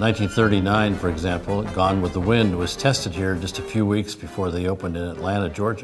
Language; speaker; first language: English; native; English